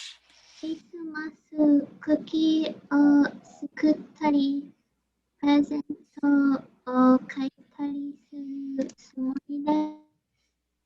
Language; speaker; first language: Japanese; non-native, learner; English